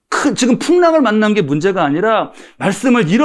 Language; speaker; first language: Korean; native; Korean